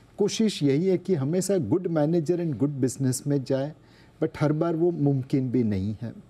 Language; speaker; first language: Hindi; non-native, local second language; Gujarati